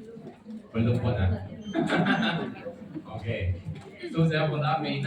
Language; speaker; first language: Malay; non-native, local second language; Chinese